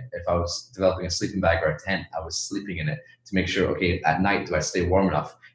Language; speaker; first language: English; native; English